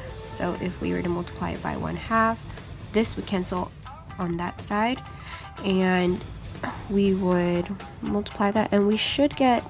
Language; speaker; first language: English; native; English